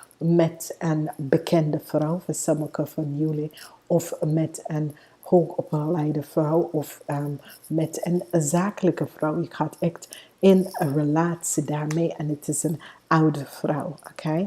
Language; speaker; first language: Dutch; non-native, fluent; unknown